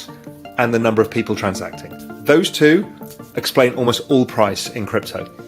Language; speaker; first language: English; native; English